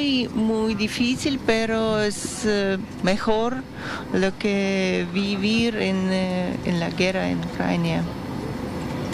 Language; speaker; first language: Spanish; non-native, learner; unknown